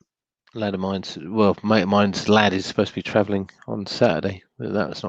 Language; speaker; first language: English; native; English